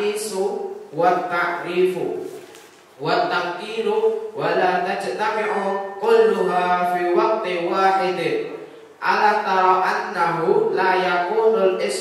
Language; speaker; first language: Arabic; non-native, learner; Indonesian